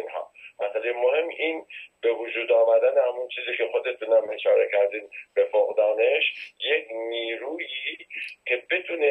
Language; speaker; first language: Persian; native; Persian